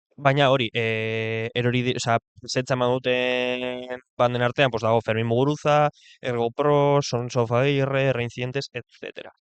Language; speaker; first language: Basque; non-native, local second language; Spanish